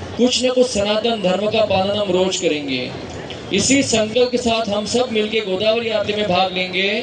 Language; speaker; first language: Hindi; non-native, local second language; Marathi